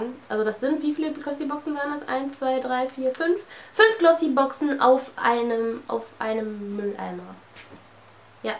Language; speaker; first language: German; native; German